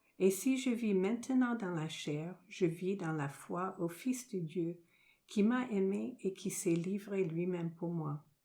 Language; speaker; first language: French; non-native, fluent; English